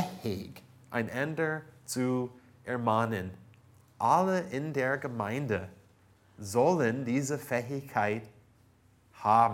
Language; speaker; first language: German; non-native, fluent; English